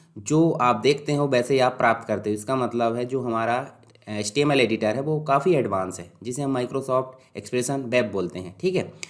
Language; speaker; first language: Hindi; native; Hindi